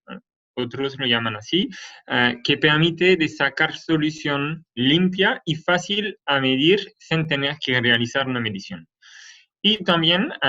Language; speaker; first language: Spanish; non-native, fluent; French